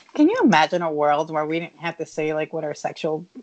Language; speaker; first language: English; early bilingual, other home language; Spanish